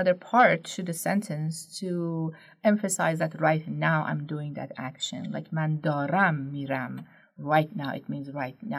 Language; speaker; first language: English; non-native, fluent; Persian